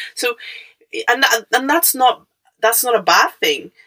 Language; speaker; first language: English; non-native, fluent; Spanish